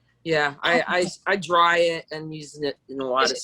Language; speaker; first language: English; native; English